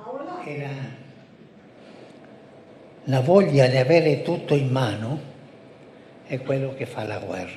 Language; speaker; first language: Italian; non-native, fluent; Spanish